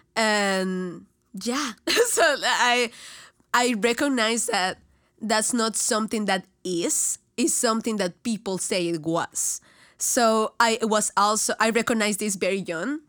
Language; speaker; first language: English; non-native, fluent; Spanish